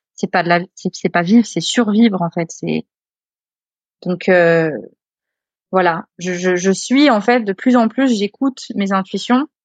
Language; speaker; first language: French; native; French